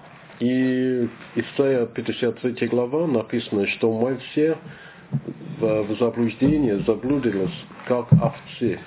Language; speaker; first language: Russian; non-native, learner; English